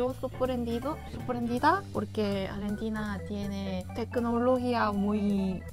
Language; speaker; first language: Spanish; non-native, learner; Korean